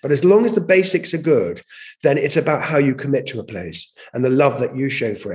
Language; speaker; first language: English; native; English